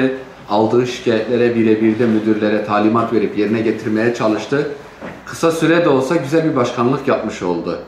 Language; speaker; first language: Turkish; native; Turkish